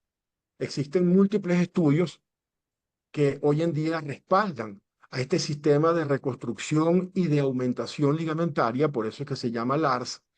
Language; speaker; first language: Spanish; native; Spanish